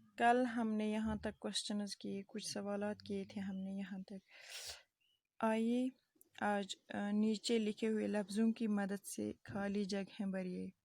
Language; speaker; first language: Urdu; non-native, local second language; Kashmiri